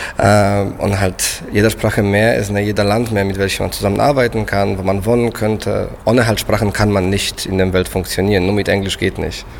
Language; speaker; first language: German; non-native, fluent; Polish